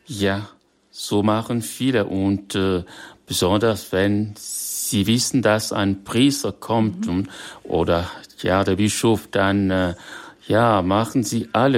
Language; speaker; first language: German; non-native, fluent; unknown